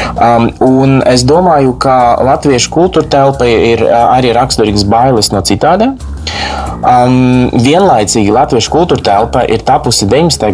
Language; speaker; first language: Latvian; non-native, local second language; Russian